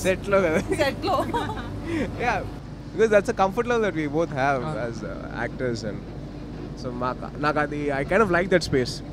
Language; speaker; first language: Telugu; native; Telugu